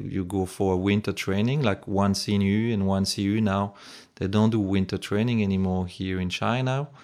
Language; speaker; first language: English; native; English